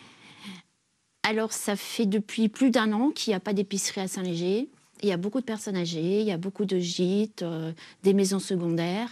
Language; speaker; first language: French; native; French